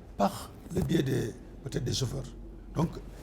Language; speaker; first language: French; non-native, local second language; Wolof